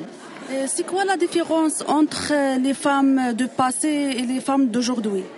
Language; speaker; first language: French; non-native, learner; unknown